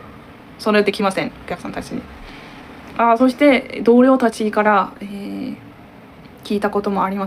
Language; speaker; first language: Japanese; non-native, learner; Turkish